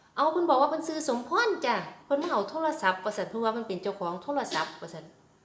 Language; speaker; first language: Thai; native; Thai